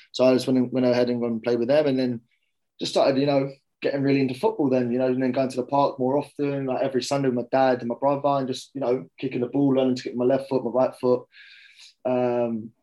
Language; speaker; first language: English; native; English